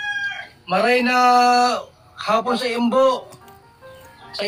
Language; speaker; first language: Filipino; non-native, local second language; Bikol